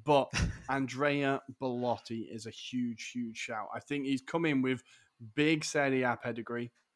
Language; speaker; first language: English; native; English